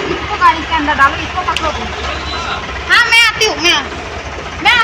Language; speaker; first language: Hindi; non-native, local second language; Bangla